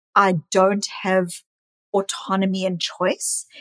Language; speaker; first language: English; native; English